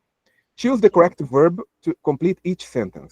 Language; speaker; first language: English; non-native, fluent; Portuguese